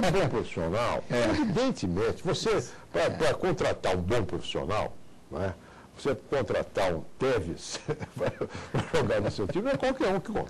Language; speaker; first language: Portuguese; native; Portuguese